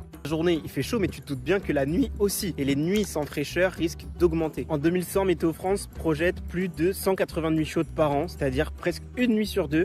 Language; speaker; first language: French; native; French